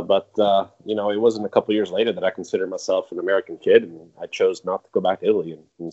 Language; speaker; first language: English; non-native, fluent; Italian